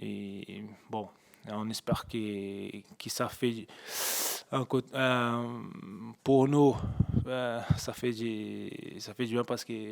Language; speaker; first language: French; non-native, fluent; Portuguese